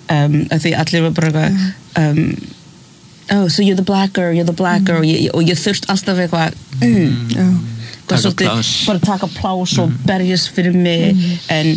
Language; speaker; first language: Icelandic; early bilingual, other home language; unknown